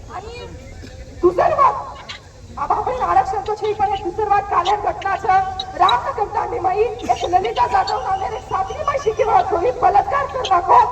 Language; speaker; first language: Marathi; non-native, local second language; Lambadi